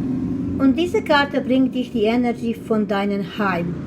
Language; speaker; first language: German; non-native, fluent; Croatian